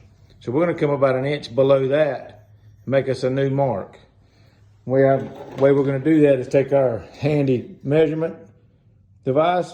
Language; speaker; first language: English; native; English